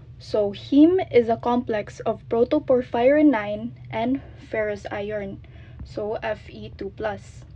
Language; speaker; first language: English; non-native, local second language; Filipino